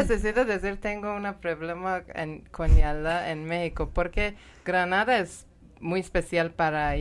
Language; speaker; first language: Spanish; non-native, learner; Persian